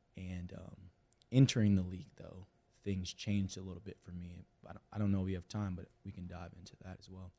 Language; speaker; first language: English; native; English